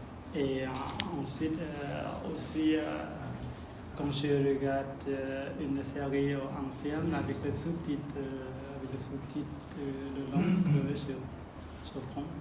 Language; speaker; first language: French; non-native, learner; Khmer